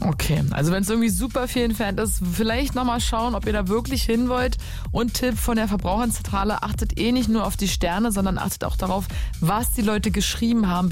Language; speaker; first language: German; native; German